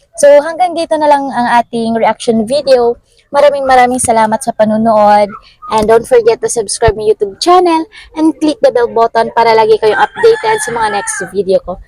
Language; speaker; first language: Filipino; native; Filipino